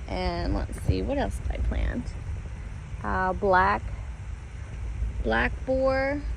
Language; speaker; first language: English; native; English